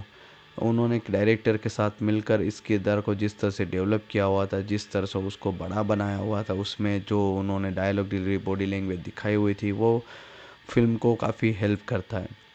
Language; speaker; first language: Hindi; native; Hindi